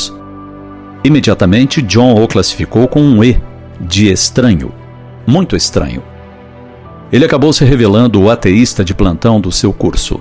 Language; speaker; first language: Portuguese; native; Portuguese